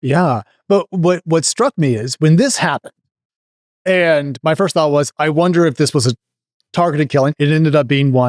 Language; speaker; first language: English; native; English